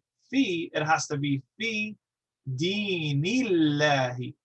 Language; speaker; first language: Arabic; non-native, fluent; English